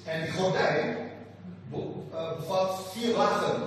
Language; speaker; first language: Dutch; non-native, fluent; Indonesian